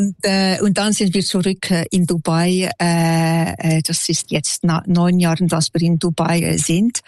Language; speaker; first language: German; non-native, local second language; French